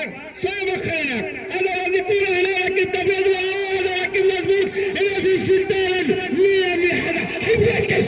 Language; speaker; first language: Arabic; non-native, learner; Hindi